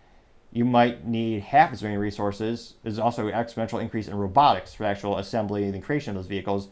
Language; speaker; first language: English; native; English